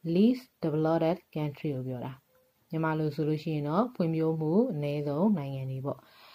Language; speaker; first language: Burmese; native; Burmese